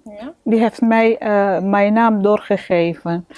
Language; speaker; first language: Dutch; non-native, learner; Arabic